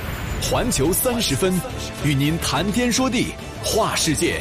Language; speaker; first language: Chinese; native; Chinese